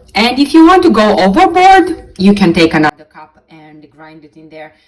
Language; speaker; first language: English; non-native, fluent; Romanian